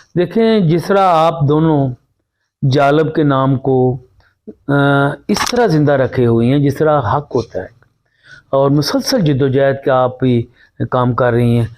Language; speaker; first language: Urdu; non-native, local second language; Punjabi